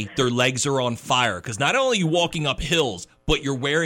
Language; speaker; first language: English; native; English